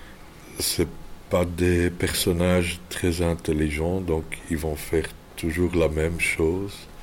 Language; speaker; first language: French; non-native, local second language; Dutch